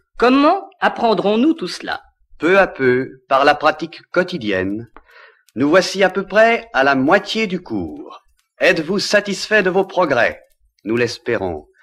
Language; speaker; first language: French; native; French